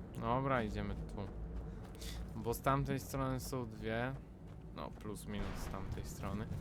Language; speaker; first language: Polish; native; Polish